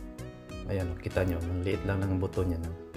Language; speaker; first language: Filipino; native; Filipino